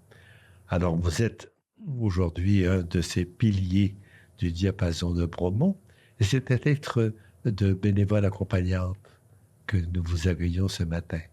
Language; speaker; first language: French; native; French